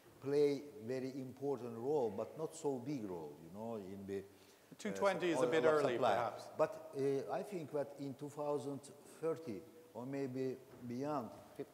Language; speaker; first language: English; non-native, learner; Azerbaijani